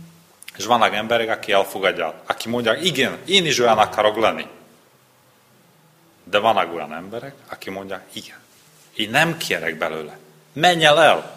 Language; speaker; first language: Hungarian; non-native, learner; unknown